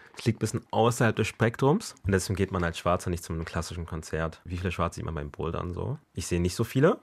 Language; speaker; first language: German; early bilingual, other home language; Akan